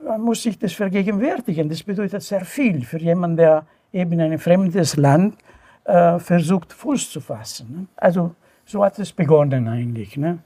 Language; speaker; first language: German; non-native, fluent; Italian